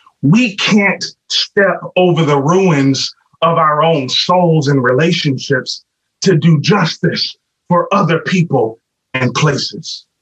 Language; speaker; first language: English; native; English